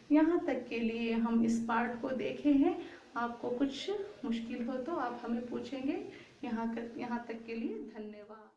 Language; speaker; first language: Hindi; non-native, local second language; Kannada